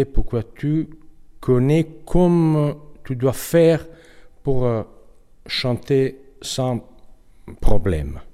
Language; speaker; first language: French; non-native, learner; Italian